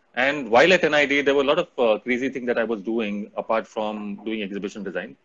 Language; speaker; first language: English; non-native, local second language; Hindi